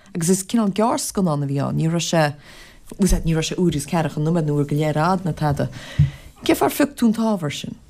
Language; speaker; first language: Irish; native; Irish